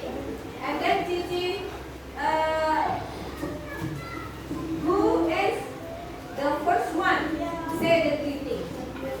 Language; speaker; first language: English; non-native, learner; Indonesian